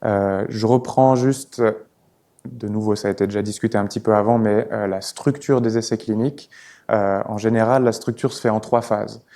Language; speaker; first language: French; native; French